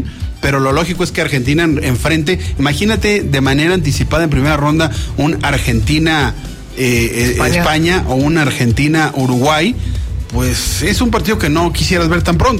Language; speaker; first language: Spanish; native; Spanish